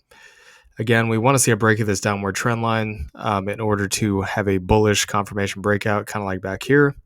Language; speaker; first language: English; native; English